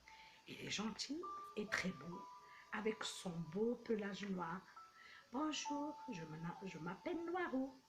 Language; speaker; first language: French; non-native, local second language; Arabic